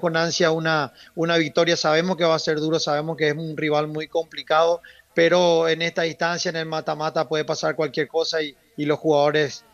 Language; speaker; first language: Spanish; native; Spanish